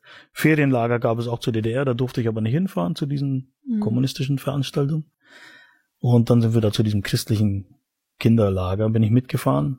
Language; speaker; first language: German; native; German